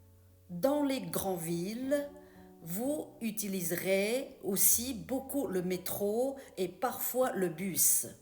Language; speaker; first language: French; non-native, fluent; Chinese